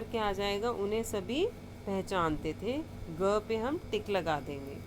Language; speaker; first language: Hindi; non-native, local second language; Punjabi